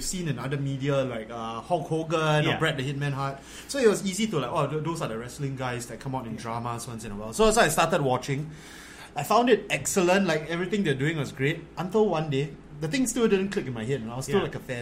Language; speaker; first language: English; native; English